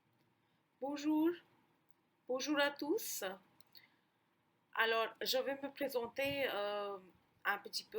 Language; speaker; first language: French; non-native, fluent; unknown